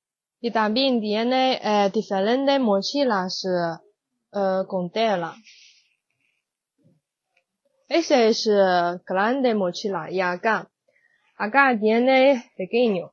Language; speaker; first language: Spanish; non-native, learner; Chinese